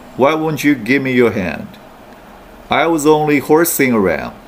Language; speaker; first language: English; non-native, fluent; Chinese